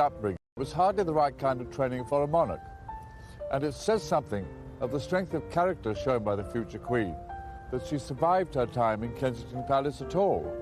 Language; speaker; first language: English; native; English